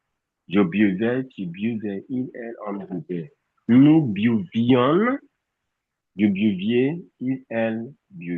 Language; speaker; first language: French; non-native, fluent; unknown